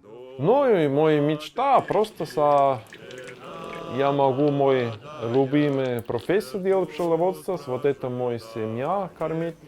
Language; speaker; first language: Russian; non-native, learner; German